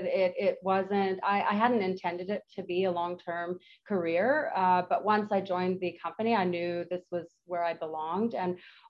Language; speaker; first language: English; native; English